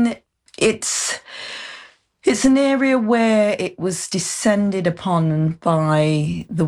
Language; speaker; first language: English; native; English